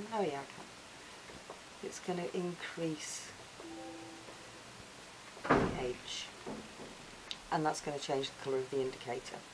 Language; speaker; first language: English; native; English